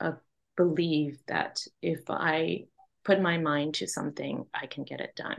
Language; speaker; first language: English; non-native, local second language; Cantonese